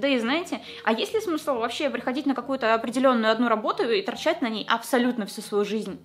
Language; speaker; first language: Russian; native; Russian